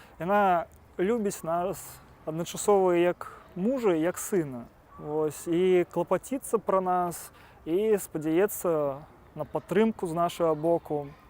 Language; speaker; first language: Belarusian; non-native, local second language; Russian